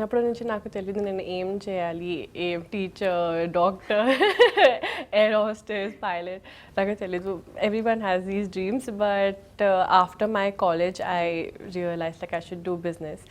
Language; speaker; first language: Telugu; non-native, local second language; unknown